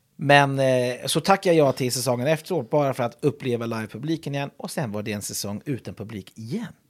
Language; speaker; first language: Swedish; non-native, fluent; English